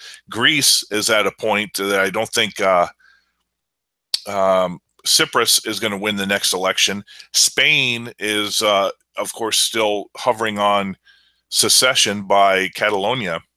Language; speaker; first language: English; native; English